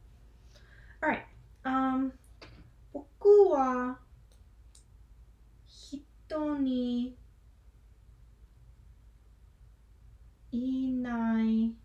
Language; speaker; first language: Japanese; non-native, learner; English